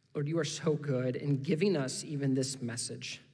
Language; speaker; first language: English; native; English